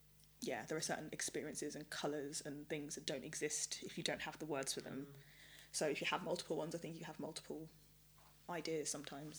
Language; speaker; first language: English; early bilingual, other home language; Yoruba